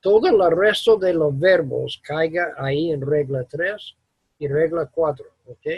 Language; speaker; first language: Spanish; non-native, fluent; English